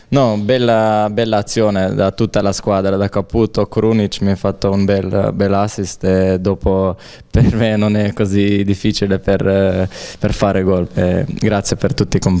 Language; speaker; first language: Italian; non-native, learner; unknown